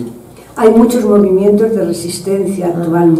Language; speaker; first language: Spanish; non-native, fluent; French